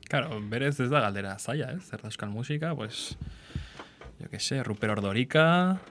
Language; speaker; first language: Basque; non-native, local second language; Spanish